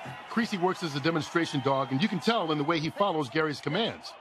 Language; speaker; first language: English; native; English